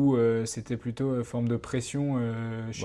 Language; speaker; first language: French; native; French